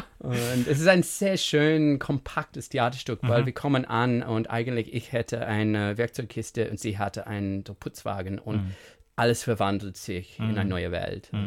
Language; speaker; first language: German; non-native, fluent; English